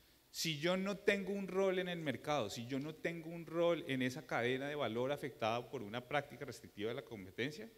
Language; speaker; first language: Spanish; native; Spanish